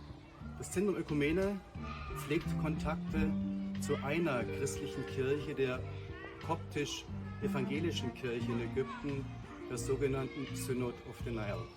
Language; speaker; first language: German; native; German